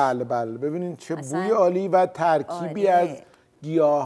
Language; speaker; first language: Persian; native; Persian